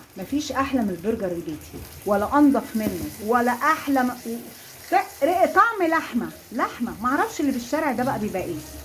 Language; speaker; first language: Arabic; native; Arabic